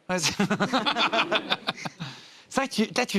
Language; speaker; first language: French; native; French